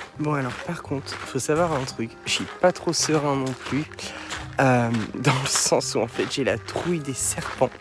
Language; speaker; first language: French; native; French